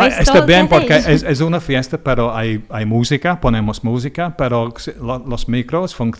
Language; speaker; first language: Spanish; non-native, learner; English